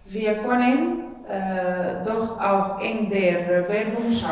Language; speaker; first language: German; non-native, learner; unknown